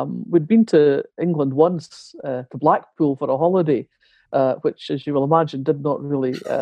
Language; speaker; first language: English; native; English